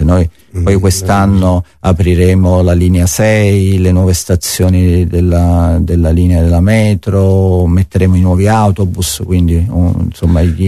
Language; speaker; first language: Italian; native; Italian